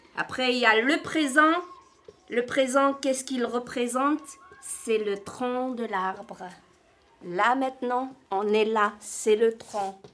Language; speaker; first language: French; non-native, local second language; Kabyle